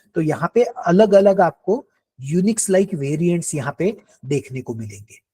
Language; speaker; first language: Hindi; non-native, local second language; Marathi